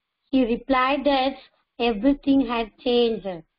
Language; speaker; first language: English; non-native, local second language; Tamil